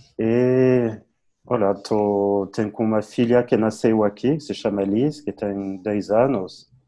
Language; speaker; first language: Portuguese; non-native, fluent; French